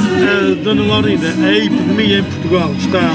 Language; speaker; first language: Portuguese; native; Portuguese